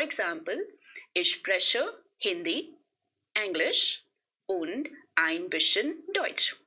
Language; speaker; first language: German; non-native, fluent; Hindi